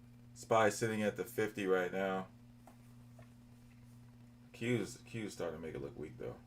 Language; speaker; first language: English; native; English